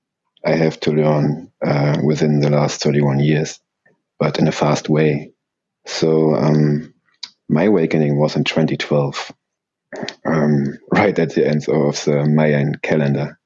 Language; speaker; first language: English; non-native, fluent; German